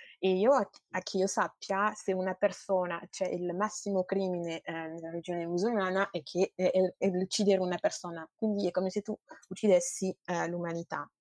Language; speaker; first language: Italian; non-native, fluent; French